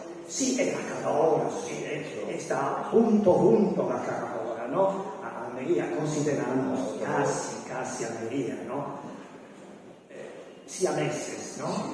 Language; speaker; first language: Spanish; non-native, learner; Italian